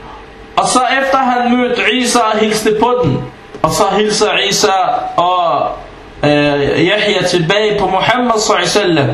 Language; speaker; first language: Danish; non-native, fluent; Arabic